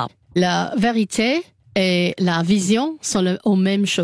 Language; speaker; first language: French; non-native, learner; English